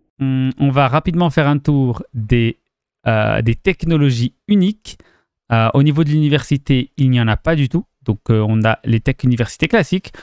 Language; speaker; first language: French; native; French